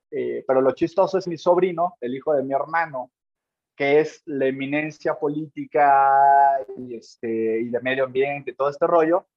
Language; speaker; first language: Spanish; native; Spanish